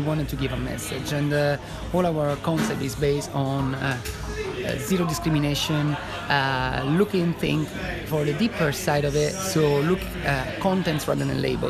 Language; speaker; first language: English; non-native, fluent; Italian